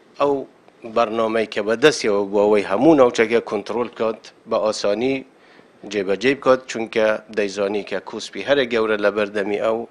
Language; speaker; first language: Central Kurdish; non-native, local second language; Kurdish